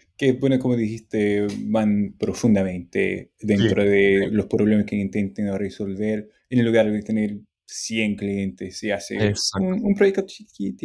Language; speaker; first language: Spanish; non-native, fluent; English